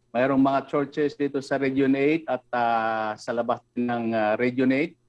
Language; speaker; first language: Filipino; non-native, local second language; Waray